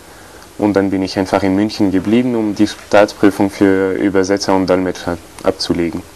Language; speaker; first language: German; non-native, fluent; French